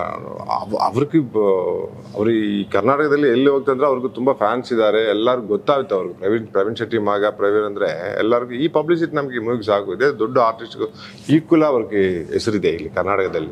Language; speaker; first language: Kannada; non-native, learner; Tamil